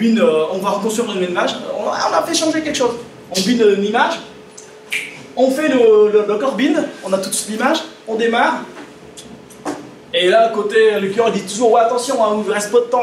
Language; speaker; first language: French; native; French